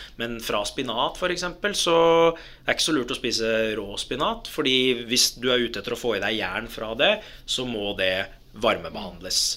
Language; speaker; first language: Norwegian; early bilingual, other home language; Arabic